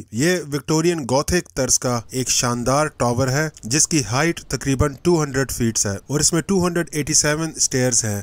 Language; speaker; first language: Urdu; native; Urdu